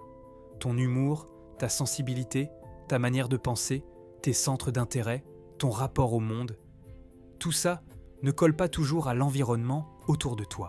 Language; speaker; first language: French; native; French